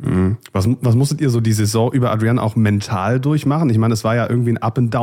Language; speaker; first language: German; native; German